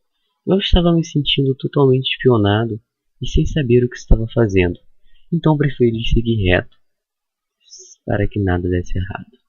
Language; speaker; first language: Portuguese; native; Portuguese